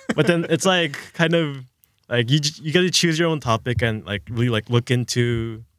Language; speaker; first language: English; early bilingual, other home language; Korean